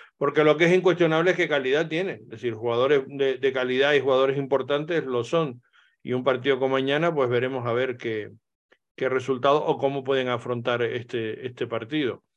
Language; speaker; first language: Spanish; native; Spanish